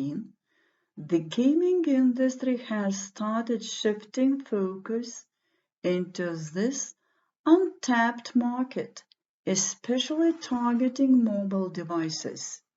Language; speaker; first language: English; non-native, fluent; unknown